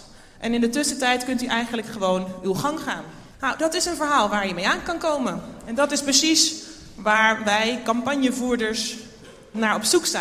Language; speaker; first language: Dutch; native; Dutch